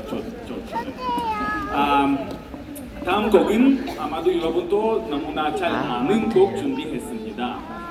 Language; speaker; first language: Korean; non-native, learner; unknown